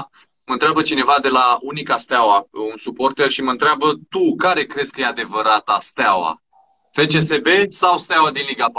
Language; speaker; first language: Romanian; native; Romanian